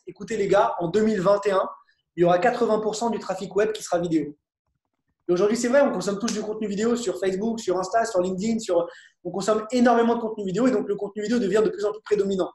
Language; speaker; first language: French; native; French